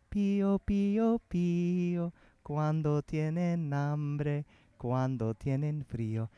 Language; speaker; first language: Spanish; early bilingual, heritage; Spanish